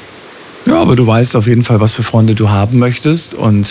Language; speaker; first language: German; native; German